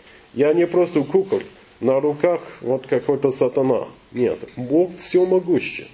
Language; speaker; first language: Russian; non-native, learner; English